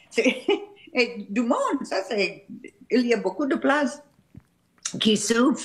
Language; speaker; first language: French; non-native, fluent; English